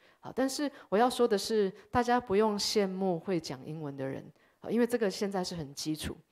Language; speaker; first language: Chinese; early bilingual, heritage; Chinese